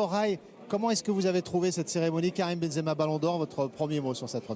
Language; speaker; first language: French; native; French